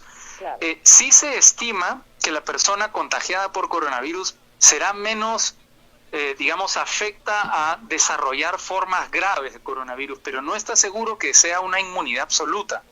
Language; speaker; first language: Spanish; native; Spanish